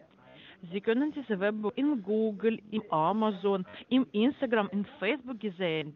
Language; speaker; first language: German; non-native, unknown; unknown